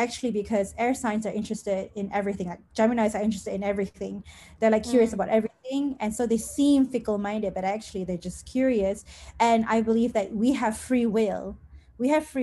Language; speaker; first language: English; non-native, local second language; Malay